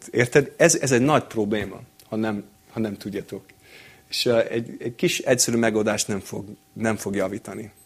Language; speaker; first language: Hungarian; non-native, fluent; English